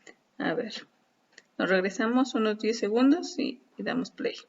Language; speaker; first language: Spanish; native; Spanish